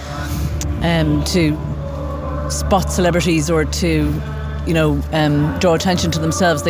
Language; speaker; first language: English; native; English